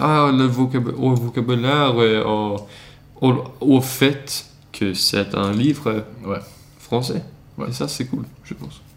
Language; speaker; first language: French; non-native, learner; Swedish